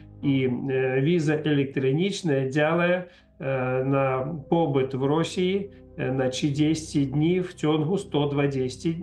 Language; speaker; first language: Polish; non-native, learner; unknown